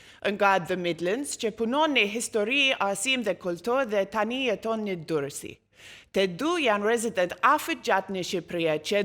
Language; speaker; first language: Albanian; non-native, learner; English